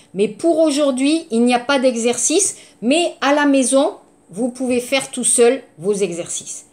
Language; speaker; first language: French; native; French